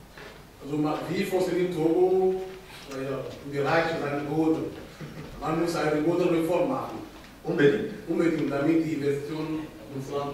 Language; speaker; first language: German; non-native, fluent; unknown